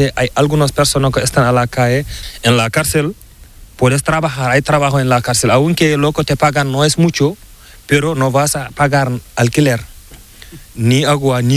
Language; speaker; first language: Spanish; non-native, learner; Fula